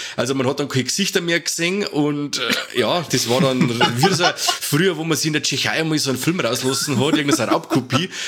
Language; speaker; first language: German; native; German